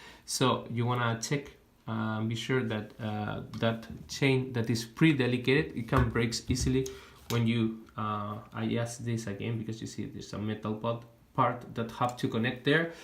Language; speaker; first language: English; non-native, fluent; Spanish